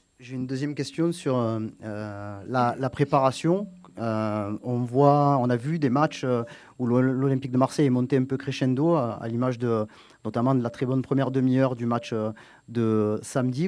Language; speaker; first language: French; non-native, fluent; Danish